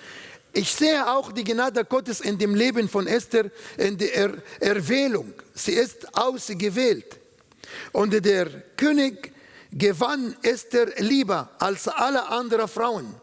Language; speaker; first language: German; non-native, learner; Arabic